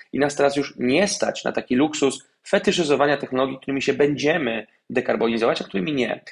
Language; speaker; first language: Polish; native; Polish